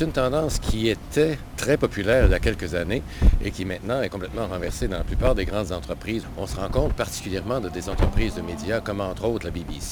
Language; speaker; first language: French; native; French